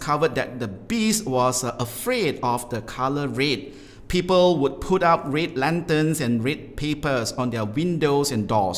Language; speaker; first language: English; non-native, local second language; Min Nan Chinese